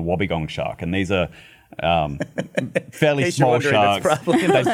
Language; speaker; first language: English; native; English